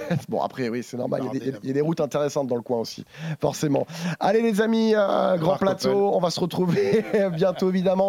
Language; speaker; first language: French; native; French